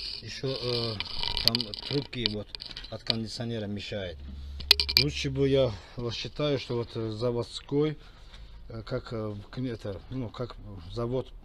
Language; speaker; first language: Russian; non-native, fluent; Azerbaijani